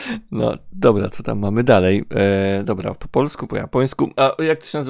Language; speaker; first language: Polish; native; Polish